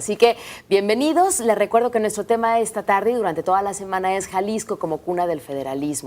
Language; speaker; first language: Spanish; native; Spanish